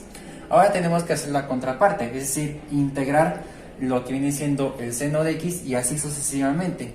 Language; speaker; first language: Spanish; native; Spanish